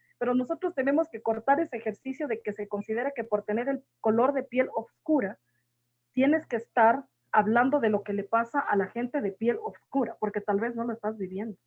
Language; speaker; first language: Spanish; native; Spanish